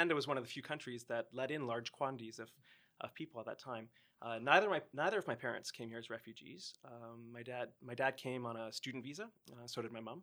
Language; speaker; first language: English; native; English